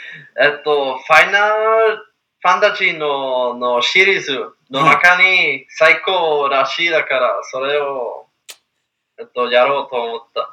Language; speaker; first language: Japanese; non-native, learner; English